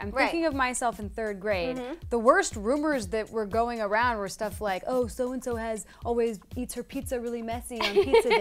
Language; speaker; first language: English; native; English